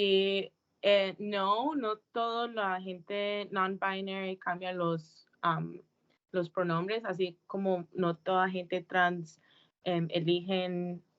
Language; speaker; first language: Spanish; early bilingual, heritage; Spanish